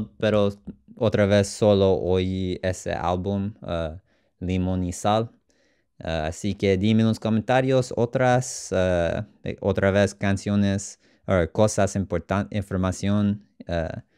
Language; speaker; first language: Spanish; non-native, learner; English